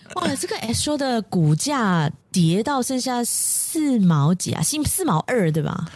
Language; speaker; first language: Chinese; native; Chinese